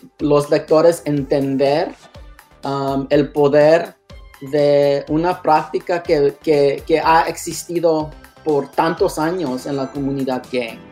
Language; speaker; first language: Spanish; non-native, learner; English